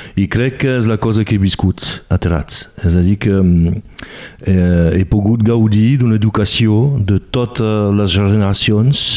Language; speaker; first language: Catalan; non-native, local second language; French